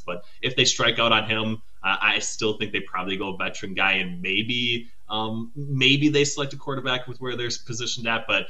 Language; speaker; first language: English; native; English